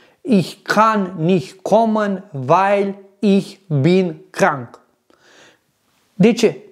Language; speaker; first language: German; non-native, fluent; Romanian